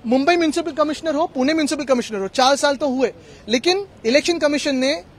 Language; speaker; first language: Hindi; non-native, local second language; Marathi